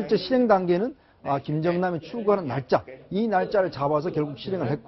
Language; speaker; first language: Korean; native; Korean